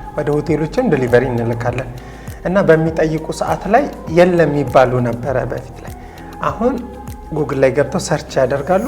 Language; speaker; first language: Amharic; native; Amharic